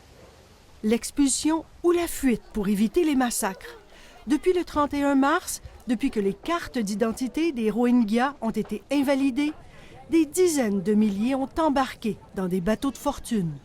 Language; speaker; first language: French; native; French